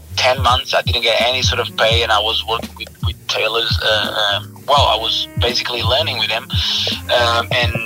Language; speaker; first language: English; non-native, fluent; Portuguese